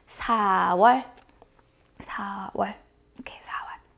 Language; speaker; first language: Korean; non-native, fluent; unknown